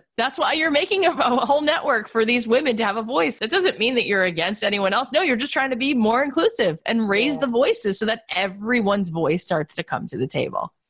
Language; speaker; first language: English; native; English